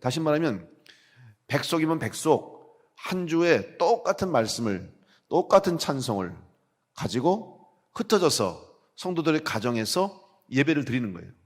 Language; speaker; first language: Korean; native; Korean